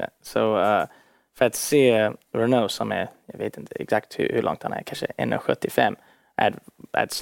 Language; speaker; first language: Swedish; early bilingual, heritage; English